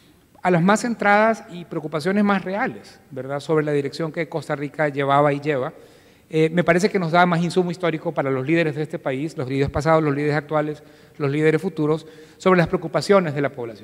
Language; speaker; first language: Spanish; native; Spanish